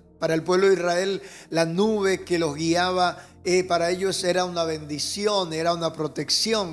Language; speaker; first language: Spanish; native; Spanish